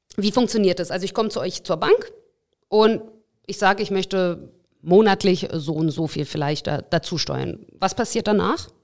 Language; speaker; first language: German; early bilingual, other home language; Russian